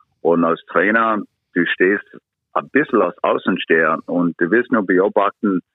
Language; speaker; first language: German; non-native, fluent; English